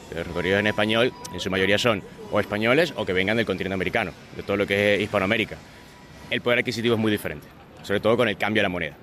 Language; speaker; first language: Spanish; native; Spanish